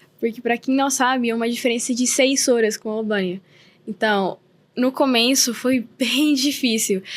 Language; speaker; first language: Portuguese; non-native, fluent; Spanish